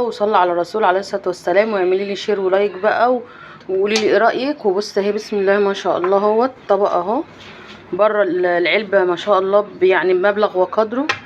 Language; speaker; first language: Arabic; native; Arabic